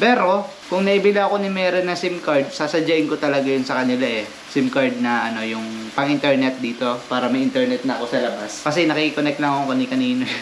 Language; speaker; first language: Filipino; native; Filipino